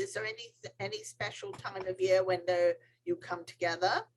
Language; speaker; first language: English; native; English